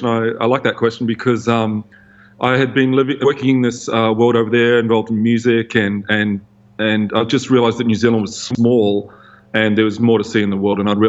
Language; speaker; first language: English; native; English